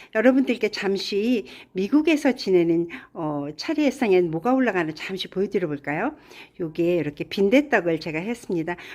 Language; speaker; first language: Korean; native; Korean